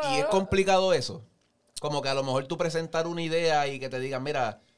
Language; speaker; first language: Spanish; native; Spanish